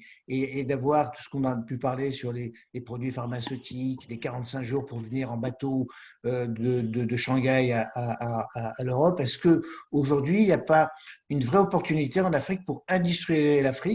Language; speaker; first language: French; native; French